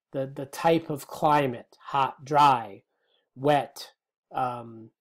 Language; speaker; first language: English; native; English